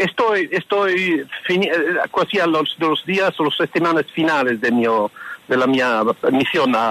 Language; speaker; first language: Spanish; non-native, fluent; French